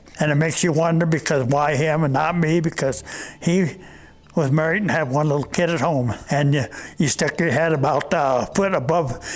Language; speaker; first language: English; native; English